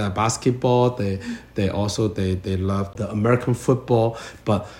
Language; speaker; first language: English; non-native, learner; Chinese